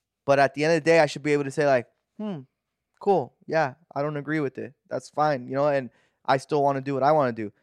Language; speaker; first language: English; native; English